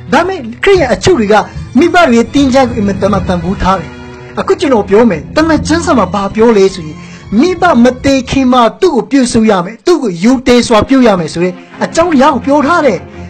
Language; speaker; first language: Burmese; non-native, local second language; Hakha Chin